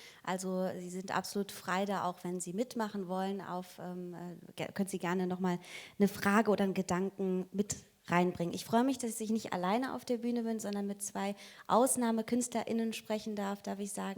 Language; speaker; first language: German; native; German